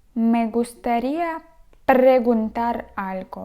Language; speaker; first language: Spanish; non-native, fluent; Ukrainian